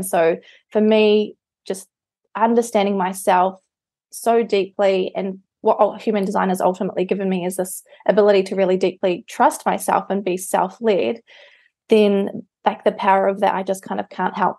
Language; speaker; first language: English; native; English